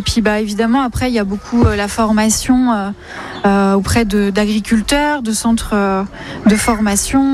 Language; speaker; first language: French; native; French